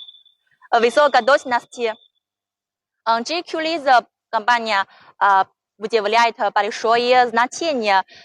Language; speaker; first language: Russian; non-native, learner; Chinese